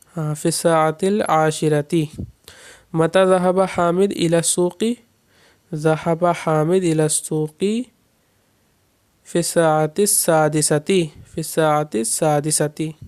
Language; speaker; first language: Arabic; non-native, fluent; Urdu